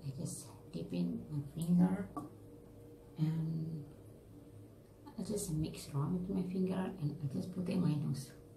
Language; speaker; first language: English; non-native, learner; Indonesian